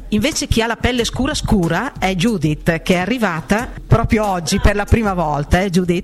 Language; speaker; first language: Italian; native; Italian